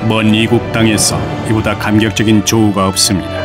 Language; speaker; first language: Korean; native; Korean